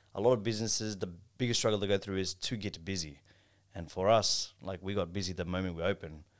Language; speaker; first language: English; native; English